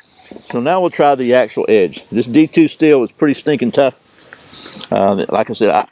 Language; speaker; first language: English; native; English